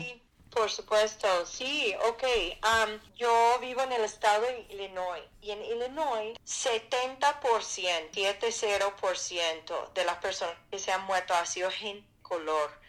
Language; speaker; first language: Spanish; non-native, fluent; English